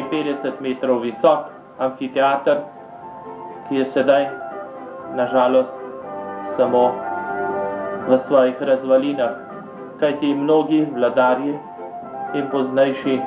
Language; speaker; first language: Slovenian; native; Slovenian